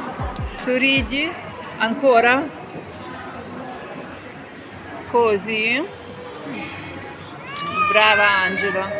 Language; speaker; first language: Italian; non-native, learner; Russian